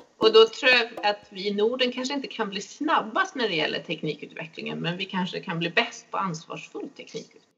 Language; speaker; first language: Swedish; native; Swedish